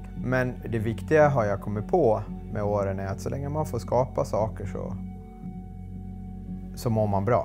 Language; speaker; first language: Swedish; native; Swedish